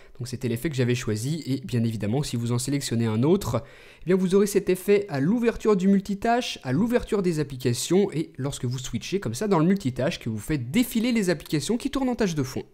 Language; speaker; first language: French; native; French